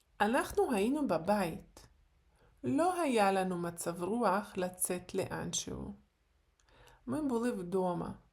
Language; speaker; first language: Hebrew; non-native, fluent; Ukrainian